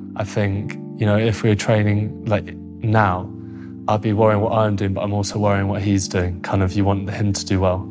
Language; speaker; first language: English; native; English